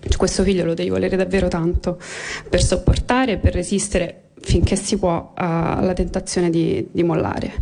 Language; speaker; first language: Italian; native; Italian